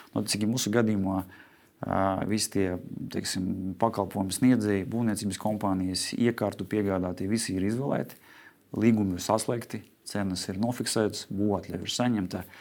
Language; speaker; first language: Latvian; non-native, local second language; Russian